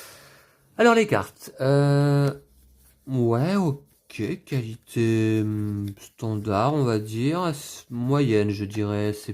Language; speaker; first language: French; native; French